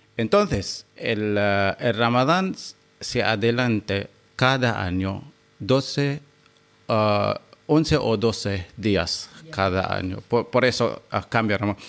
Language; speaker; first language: Spanish; non-native, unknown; Arabic